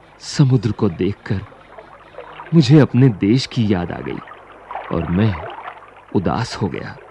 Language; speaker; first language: Hindi; native; Hindi